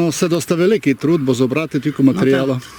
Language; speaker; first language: Ukrainian; native; Ukrainian